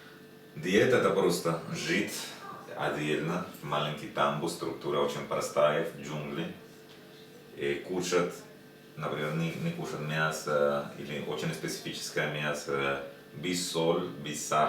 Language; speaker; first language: Russian; non-native, learner; Spanish